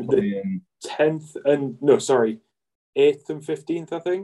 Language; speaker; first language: English; native; English